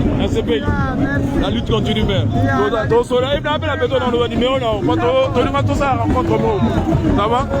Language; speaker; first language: French; non-native, local second language; Lingala